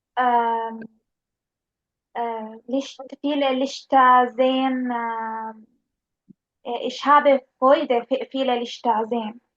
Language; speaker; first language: German; non-native, learner; Arabic